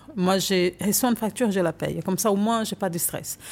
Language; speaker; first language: French; non-native, fluent; Portuguese